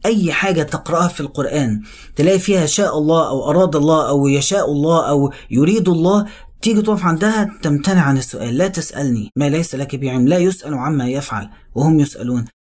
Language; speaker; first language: Arabic; native; Arabic